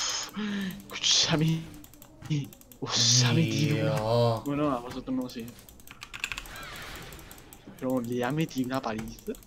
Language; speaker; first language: Spanish; native; Spanish